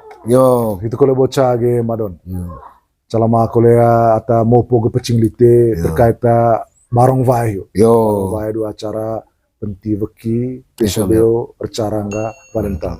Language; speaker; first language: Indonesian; non-native, local second language; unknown